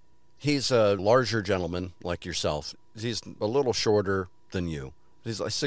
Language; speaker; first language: English; native; English